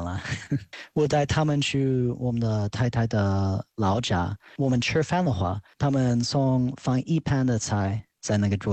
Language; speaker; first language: Chinese; non-native, fluent; English